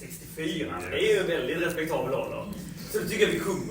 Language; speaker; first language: Swedish; native; Swedish